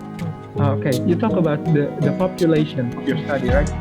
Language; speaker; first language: English; non-native, fluent; Indonesian